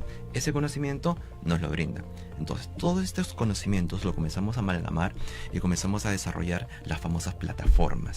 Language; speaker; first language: Spanish; native; Spanish